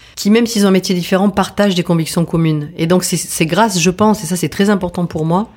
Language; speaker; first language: French; native; French